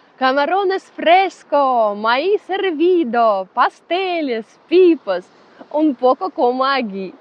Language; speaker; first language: Spanish; non-native, learner; Ukrainian